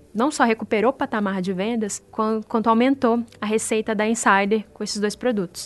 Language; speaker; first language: Portuguese; native; Portuguese